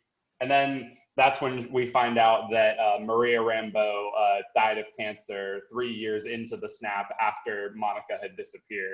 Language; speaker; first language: English; native; English